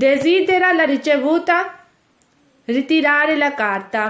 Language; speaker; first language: Italian; non-native, fluent; Urdu